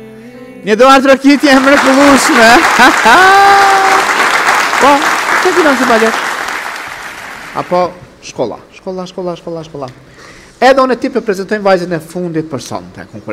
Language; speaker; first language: Albanian; native; Albanian